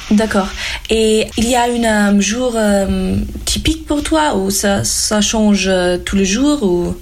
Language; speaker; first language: French; non-native, fluent; German